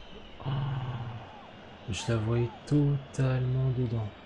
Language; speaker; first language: French; native; French